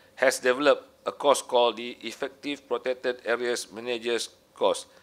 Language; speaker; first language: English; non-native, local second language; Malay